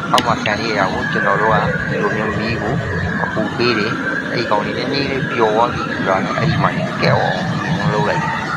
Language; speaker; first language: Burmese; native; Burmese